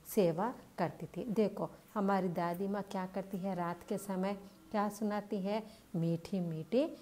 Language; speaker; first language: Hindi; non-native, local second language; Telugu